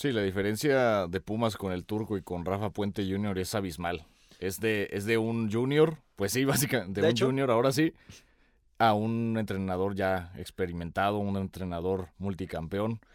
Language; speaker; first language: Spanish; native; Spanish